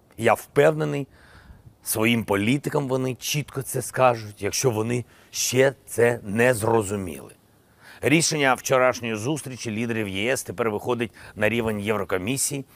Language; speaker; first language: Ukrainian; non-native, local second language; Russian